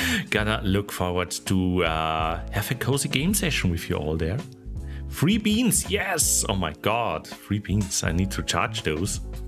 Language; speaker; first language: English; non-native, fluent; German